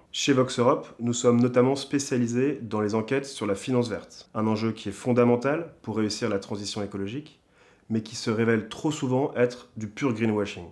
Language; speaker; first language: French; native; French